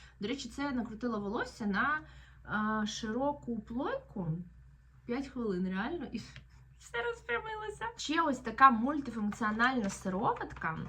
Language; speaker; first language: Ukrainian; native; Ukrainian